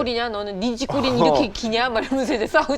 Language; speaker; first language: Korean; native; Korean